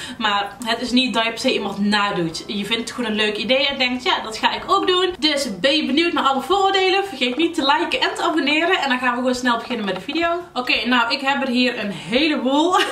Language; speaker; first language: Dutch; early bilingual, other home language; Arabic